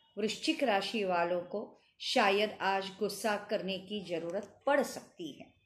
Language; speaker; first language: Hindi; non-native, local second language; Marathi